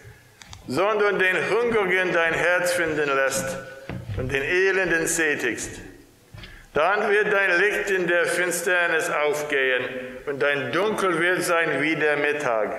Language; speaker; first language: German; non-native, fluent; English